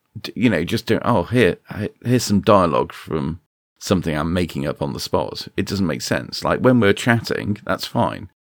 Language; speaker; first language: English; native; English